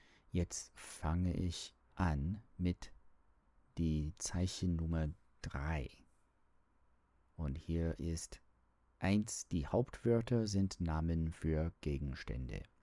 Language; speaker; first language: German; non-native, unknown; English